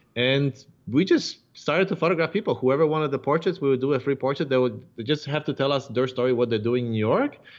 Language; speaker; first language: English; non-native, fluent; Polish